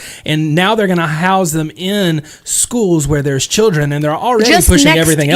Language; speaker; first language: English; native; English